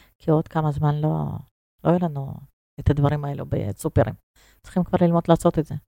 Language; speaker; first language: Hebrew; non-native, fluent; Russian